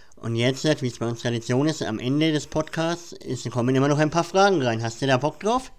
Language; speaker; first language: German; native; German